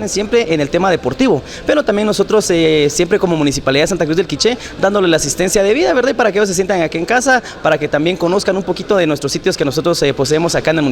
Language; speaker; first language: Spanish; native; Spanish